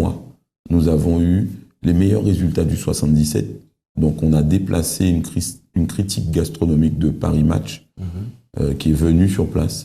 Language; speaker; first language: French; native; French